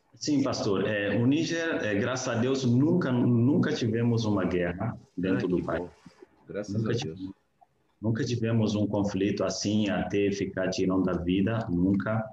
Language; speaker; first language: Portuguese; non-native, fluent; Hausa